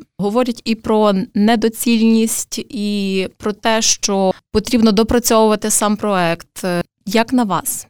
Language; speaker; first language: Ukrainian; native; Ukrainian